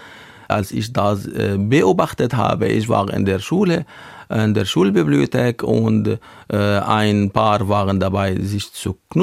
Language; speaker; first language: German; non-native, learner; Arabic